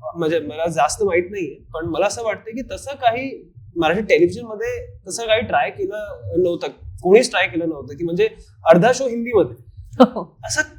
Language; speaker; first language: Marathi; non-native, fluent; Hindi